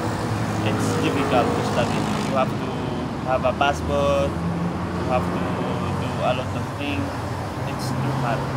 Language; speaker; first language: English; non-native, learner; Arabic